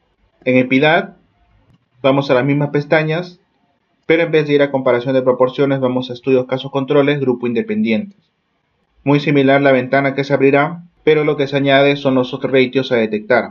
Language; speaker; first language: Spanish; native; Spanish